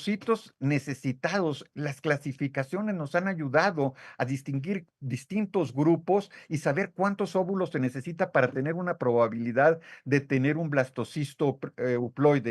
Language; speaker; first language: Spanish; native; Spanish